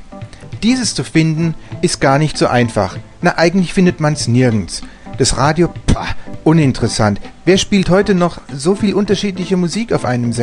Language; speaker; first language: German; native; German